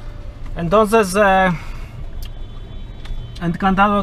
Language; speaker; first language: Spanish; non-native, learner; Polish